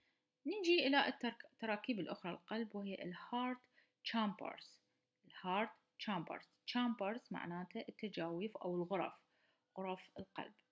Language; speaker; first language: Arabic; native; Arabic